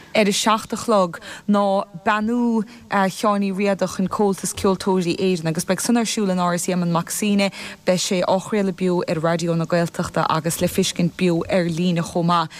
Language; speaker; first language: Irish; native; Irish